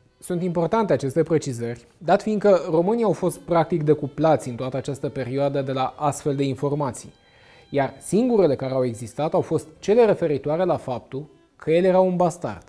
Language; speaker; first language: Romanian; native; Romanian